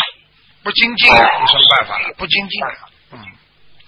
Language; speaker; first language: Chinese; native; Chinese